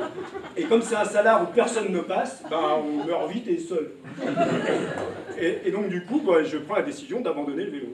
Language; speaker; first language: French; native; French